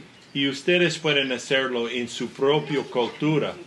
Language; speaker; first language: Spanish; non-native, learner; English